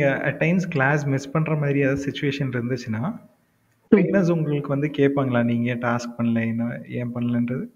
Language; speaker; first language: Tamil; native; Tamil